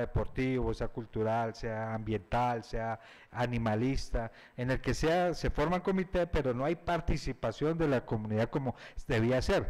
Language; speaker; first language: Spanish; native; Spanish